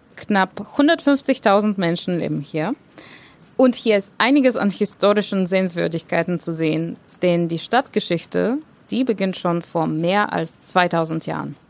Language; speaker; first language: German; non-native, fluent; Bulgarian